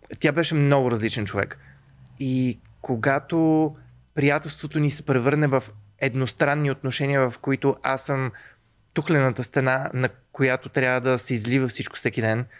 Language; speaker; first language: Bulgarian; native; Bulgarian